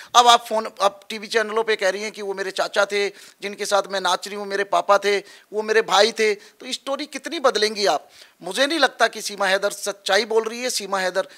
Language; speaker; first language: Hindi; native; Hindi